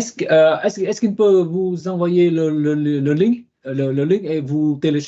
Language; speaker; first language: French; non-native, fluent; Vietnamese